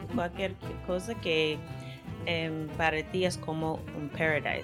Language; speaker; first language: Spanish; non-native, fluent; English